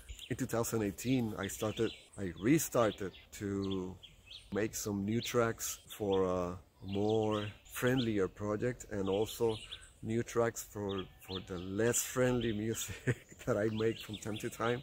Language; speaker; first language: English; non-native, fluent; Spanish